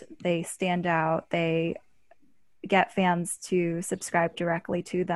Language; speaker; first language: English; native; English